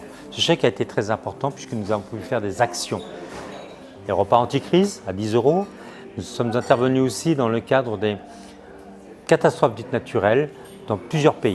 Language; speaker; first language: French; native; French